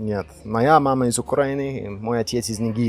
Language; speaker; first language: Russian; non-native, learner; English